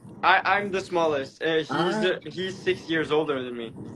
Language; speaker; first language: English; non-native, fluent; Norwegian